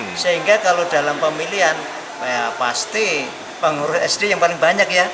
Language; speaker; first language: Indonesian; non-native, local second language; Javanese